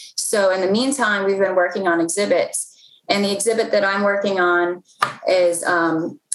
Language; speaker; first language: English; native; English